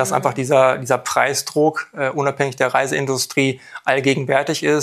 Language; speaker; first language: German; native; German